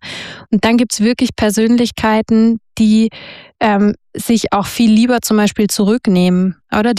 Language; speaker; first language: German; native; German